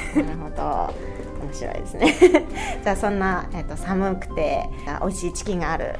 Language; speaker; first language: Japanese; native; Japanese